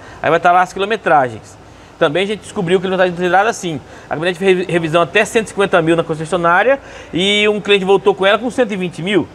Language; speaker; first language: Portuguese; native; Portuguese